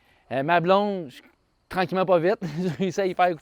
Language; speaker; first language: French; native; French